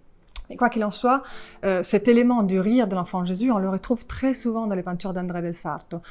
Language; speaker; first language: French; non-native, fluent; Italian